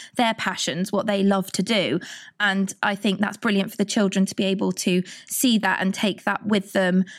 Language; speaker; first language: English; native; English